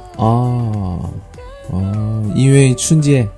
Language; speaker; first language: Chinese; non-native, learner; Korean